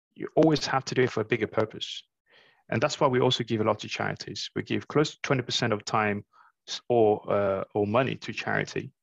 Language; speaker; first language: English; non-native, fluent; Morisyen